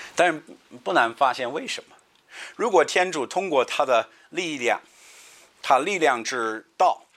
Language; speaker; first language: Chinese; non-native, fluent; English